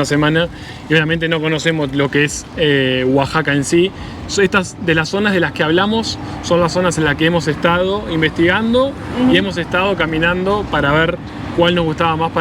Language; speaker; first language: Spanish; native; Spanish